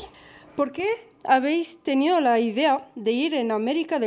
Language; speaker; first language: Spanish; non-native, learner; French